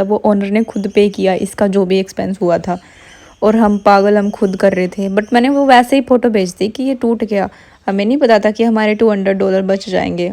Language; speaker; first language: Hindi; native; Hindi